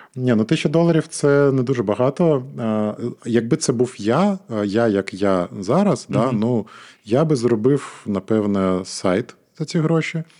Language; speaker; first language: Ukrainian; non-native, local second language; Russian